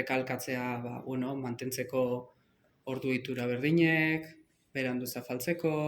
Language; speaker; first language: Basque; native; Basque